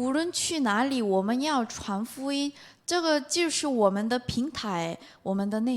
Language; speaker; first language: Chinese; non-native, fluent; Korean